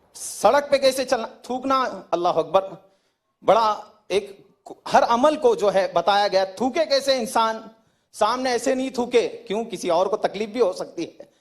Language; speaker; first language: Hindi; native; Hindi